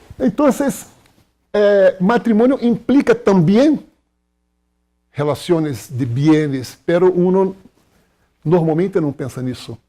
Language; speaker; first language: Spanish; non-native, fluent; Portuguese